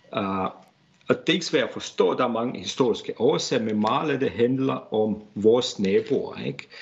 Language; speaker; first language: Danish; non-native, fluent; Bosnian